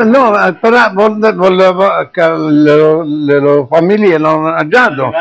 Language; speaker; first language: Italian; non-native, local second language; Arabic